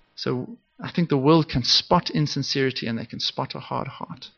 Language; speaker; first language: English; native; English